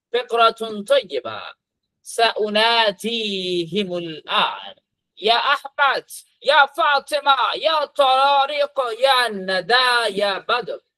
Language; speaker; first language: Arabic; non-native, fluent; Bangla